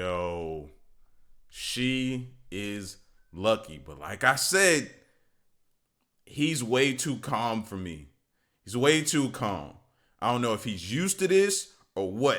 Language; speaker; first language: English; native; English